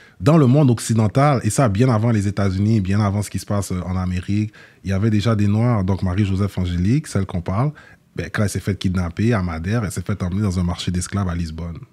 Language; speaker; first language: French; early bilingual, other home language; Haitian Creole